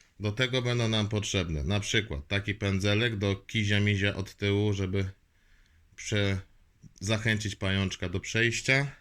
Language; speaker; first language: Polish; native; Polish